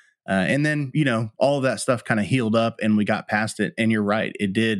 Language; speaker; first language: English; native; English